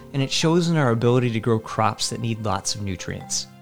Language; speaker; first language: English; native; English